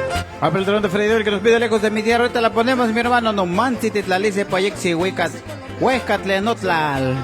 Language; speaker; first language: Spanish; native; Spanish